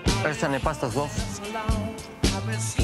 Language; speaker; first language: German; non-native, learner; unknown